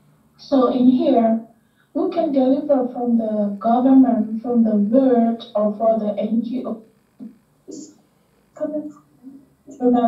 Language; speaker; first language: English; non-native, learner; Indonesian